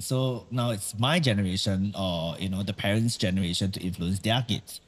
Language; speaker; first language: English; non-native, local second language; Chinese